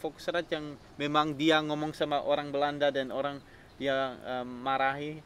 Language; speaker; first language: Indonesian; non-native, fluent; Dutch